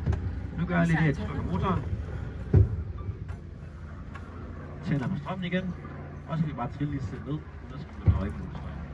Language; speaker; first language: Danish; native; Danish